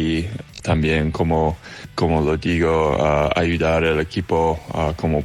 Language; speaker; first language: Spanish; non-native, fluent; English